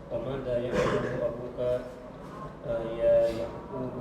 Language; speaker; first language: Arabic; non-native, learner; Indonesian